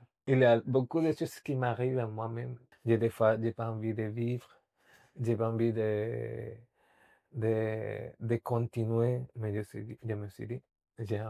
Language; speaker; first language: French; non-native, fluent; Spanish